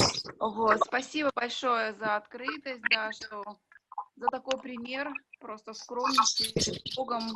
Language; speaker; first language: Russian; native; Russian